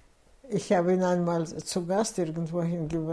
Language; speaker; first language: German; non-native, fluent; Russian